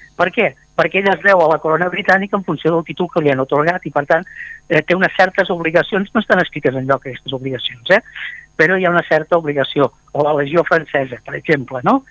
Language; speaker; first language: Catalan; native; Catalan